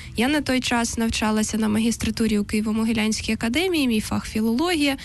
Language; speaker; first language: Ukrainian; native; Ukrainian